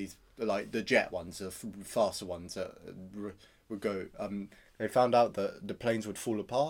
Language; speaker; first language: English; native; English